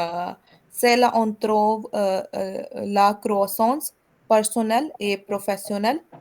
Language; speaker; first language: French; non-native, learner; Hindi